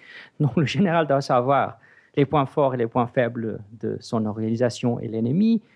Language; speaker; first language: French; non-native, fluent; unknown